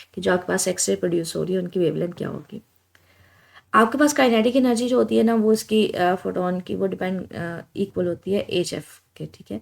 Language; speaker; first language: Hindi; non-native, local second language; Punjabi